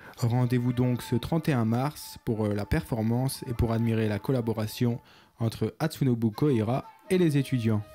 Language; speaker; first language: French; native; French